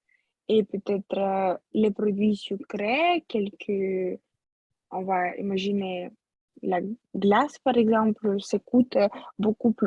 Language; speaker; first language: French; non-native, fluent; Russian